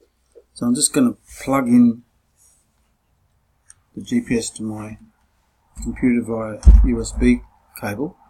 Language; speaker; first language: English; native; English